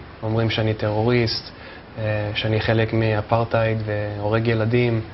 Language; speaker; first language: Hebrew; non-native, fluent; English